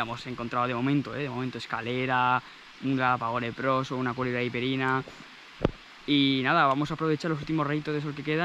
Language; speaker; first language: Spanish; native; Spanish